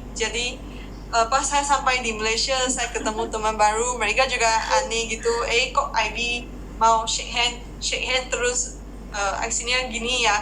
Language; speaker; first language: Indonesian; non-native, fluent; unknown